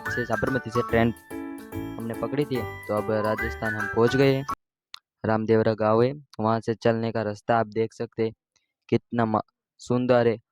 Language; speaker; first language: Hindi; non-native, local second language; Gujarati